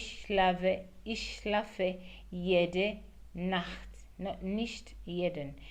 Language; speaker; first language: German; non-native, learner; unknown